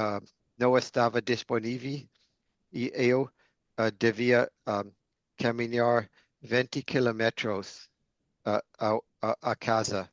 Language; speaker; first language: Portuguese; non-native, fluent; English